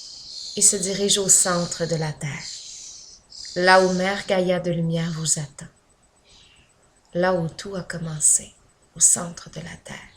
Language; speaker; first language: French; native; French